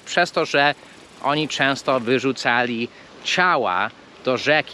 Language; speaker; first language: Polish; non-native, fluent; English